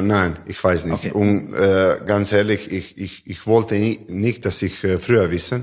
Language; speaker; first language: German; non-native, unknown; Serbian